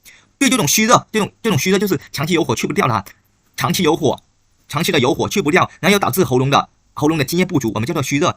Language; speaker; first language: Chinese; native; Chinese